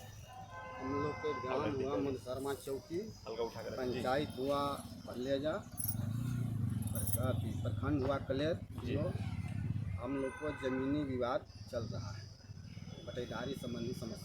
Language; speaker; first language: Hindi; non-native, local second language; Magahi